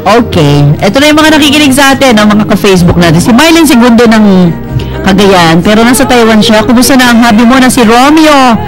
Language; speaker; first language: Filipino; non-native, local second language; Pampanga